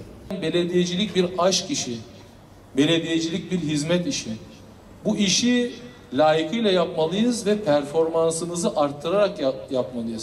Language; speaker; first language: Turkish; native; Turkish